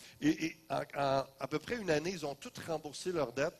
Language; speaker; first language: French; native; French